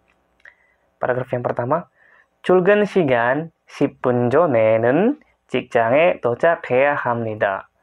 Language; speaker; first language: Korean; non-native, fluent; Indonesian